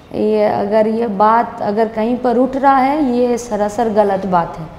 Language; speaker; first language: Hindi; non-native, local second language; Bangla